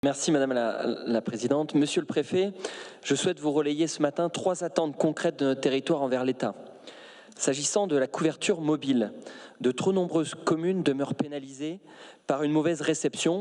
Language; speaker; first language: French; native; French